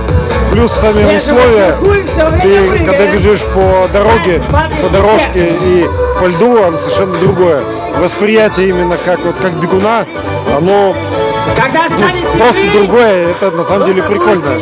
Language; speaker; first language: Russian; native; Russian